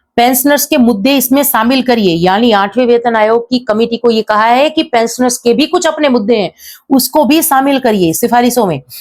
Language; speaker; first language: Hindi; native; Hindi